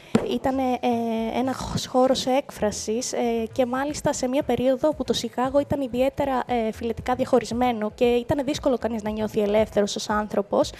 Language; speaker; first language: Greek; native; Greek